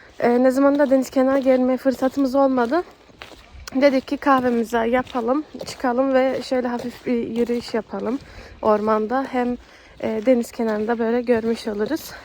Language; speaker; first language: Turkish; early bilingual, heritage; Turkish